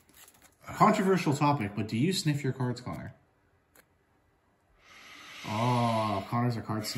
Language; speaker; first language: English; native; English